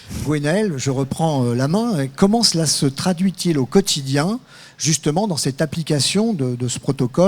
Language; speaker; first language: French; native; French